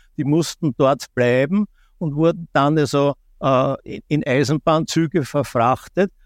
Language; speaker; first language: German; native; German